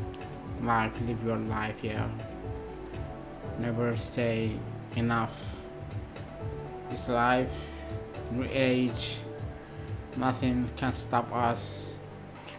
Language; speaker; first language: English; non-native, learner; Arabic